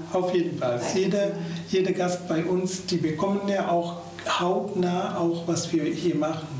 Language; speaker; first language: German; non-native, fluent; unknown